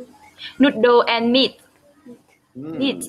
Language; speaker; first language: English; non-native, learner; Vietnamese